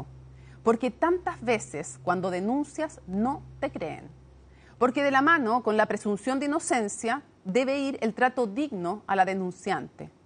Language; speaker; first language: Spanish; native; Spanish